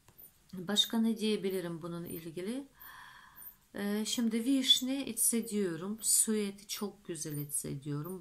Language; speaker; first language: Turkish; non-native, fluent; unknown